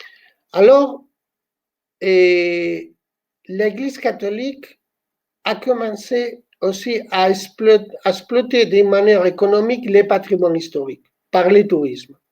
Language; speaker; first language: French; non-native, fluent; Spanish